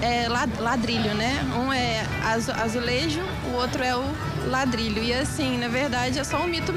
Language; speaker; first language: Portuguese; native; Portuguese